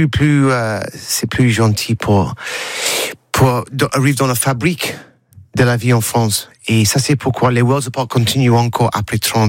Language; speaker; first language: French; non-native, learner; English